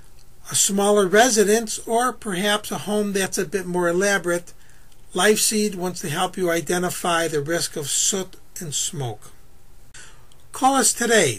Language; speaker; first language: English; native; English